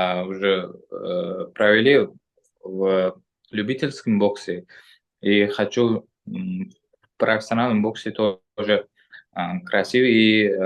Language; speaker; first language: Russian; non-native, local second language; Uzbek